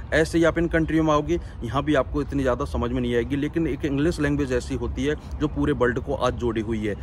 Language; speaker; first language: Hindi; native; Hindi